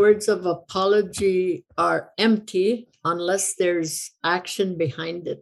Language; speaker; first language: English; non-native, fluent; Cree